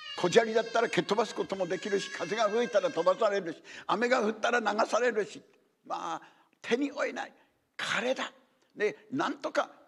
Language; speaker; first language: Japanese; native; Japanese